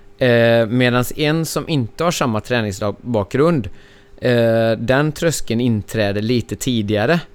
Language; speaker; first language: Swedish; native; Swedish